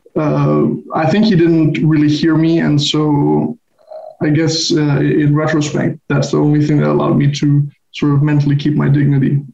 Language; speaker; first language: English; non-native, fluent; Spanish